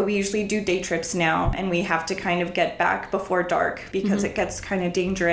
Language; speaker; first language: English; early bilingual, other home language; Spanish